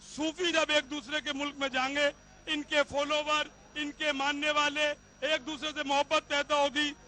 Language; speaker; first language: Urdu; native; Urdu